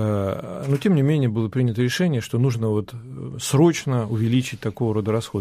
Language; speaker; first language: Russian; native; Russian